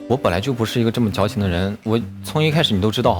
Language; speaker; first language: Chinese; native; Chinese